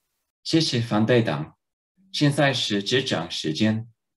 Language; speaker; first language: Chinese; non-native, learner; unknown